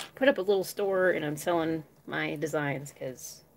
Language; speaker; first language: English; native; English